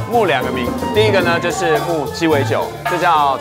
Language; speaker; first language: Chinese; native; Chinese